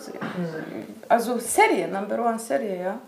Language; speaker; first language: German; non-native, learner; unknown